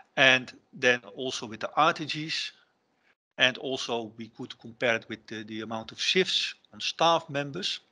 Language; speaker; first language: English; non-native, fluent; Dutch